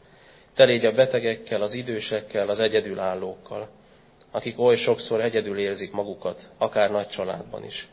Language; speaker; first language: Hungarian; native; Hungarian